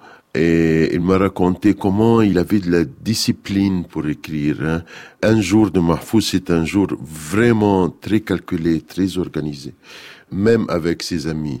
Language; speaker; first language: French; non-native, fluent; Arabic